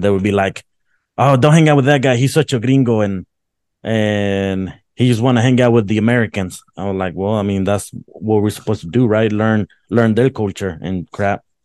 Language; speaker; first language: English; early bilingual, other home language; Spanish